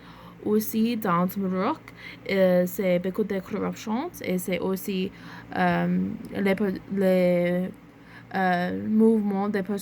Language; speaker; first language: French; non-native, learner; English